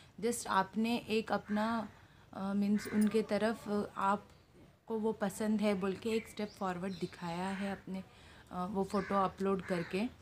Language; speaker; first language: Hindi; non-native, local second language; Telugu